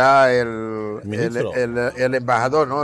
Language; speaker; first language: Spanish; non-native, fluent; Haitian Creole